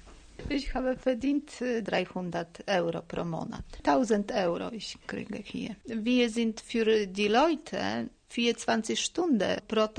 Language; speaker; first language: German; non-native, learner; Polish